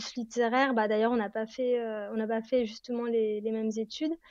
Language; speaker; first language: French; native; French